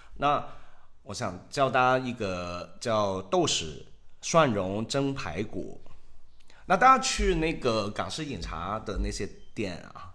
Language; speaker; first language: Chinese; non-native, local second language; Cantonese